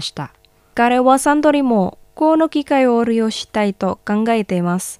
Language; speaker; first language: Japanese; non-native, fluent; Indonesian